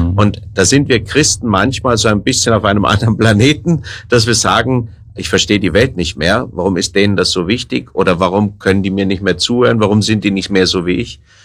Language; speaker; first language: German; native; German